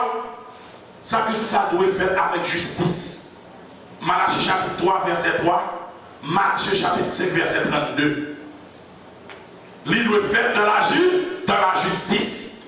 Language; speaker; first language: French; non-native, local second language; Haitian Creole